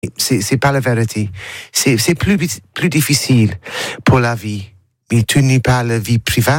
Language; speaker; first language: French; non-native, learner; English